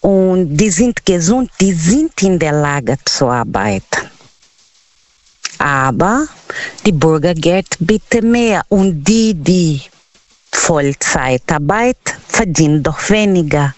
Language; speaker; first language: German; non-native, learner; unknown